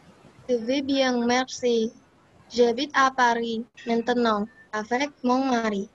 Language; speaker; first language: French; non-native, learner; Indonesian